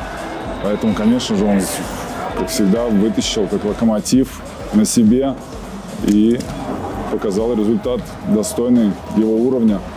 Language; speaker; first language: Russian; native; Russian